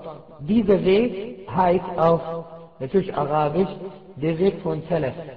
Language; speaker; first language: German; non-native, fluent; Arabic